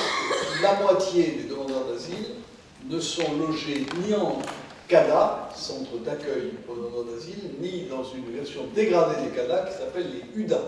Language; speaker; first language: French; native; French